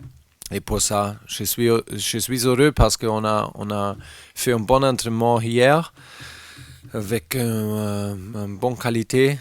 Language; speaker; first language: French; non-native, learner; German